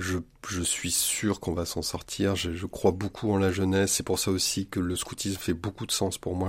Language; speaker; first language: French; native; French